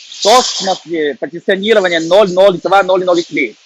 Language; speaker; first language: Russian; non-native, fluent; Chinese